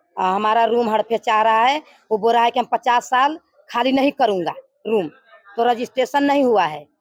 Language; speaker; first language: Hindi; native; Hindi